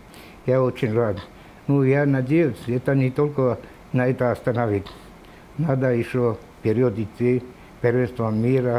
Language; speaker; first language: Russian; non-native, local second language; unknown